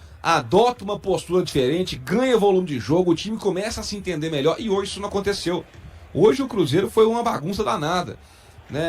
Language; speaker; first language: Portuguese; native; Portuguese